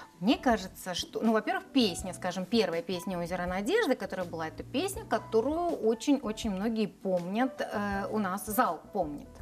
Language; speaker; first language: Russian; native; Russian